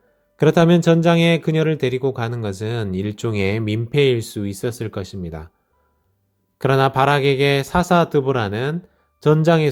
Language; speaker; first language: Korean; native; Korean